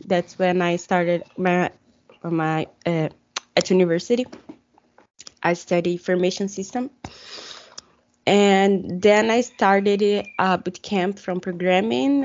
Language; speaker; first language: English; non-native, fluent; Portuguese